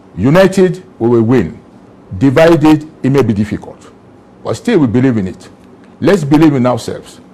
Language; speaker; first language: English; non-native, local second language; French